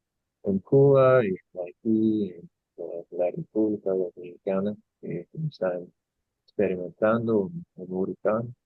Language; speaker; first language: Spanish; non-native, fluent; English